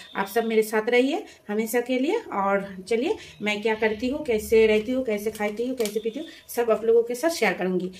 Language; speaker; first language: Hindi; non-native, local second language; Bangla